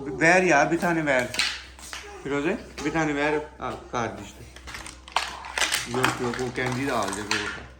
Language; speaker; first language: Turkish; non-native, learner; Urdu